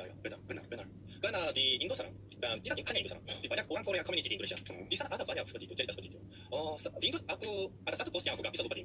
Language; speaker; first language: Indonesian; non-native, learner; Korean